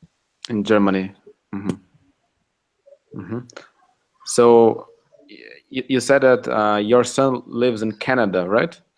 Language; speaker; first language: English; non-native, fluent; Russian